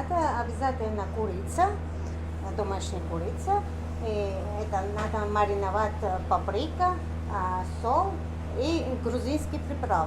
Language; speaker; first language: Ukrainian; non-native, learner; Georgian